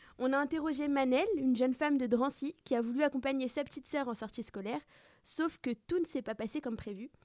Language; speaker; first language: French; native; French